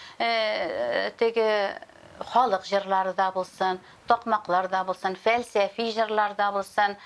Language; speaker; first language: Tatar; native; Tatar